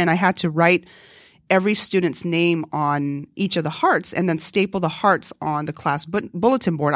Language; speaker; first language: English; non-native, fluent; Korean